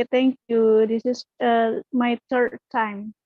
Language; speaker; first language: English; non-native, learner; Indonesian